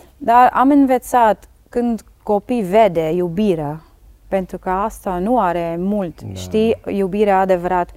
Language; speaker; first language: Romanian; non-native, learner; Dutch